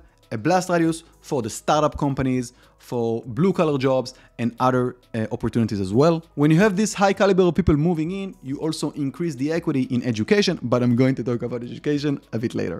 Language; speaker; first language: English; non-native, fluent; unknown